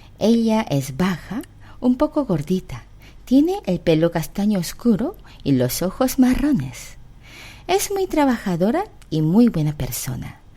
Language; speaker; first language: Spanish; non-native, fluent; Korean